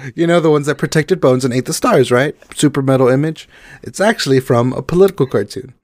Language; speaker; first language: English; non-native, fluent; Spanish